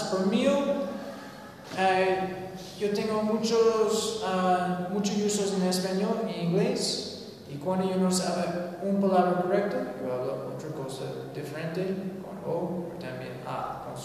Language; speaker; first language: Spanish; non-native, learner; English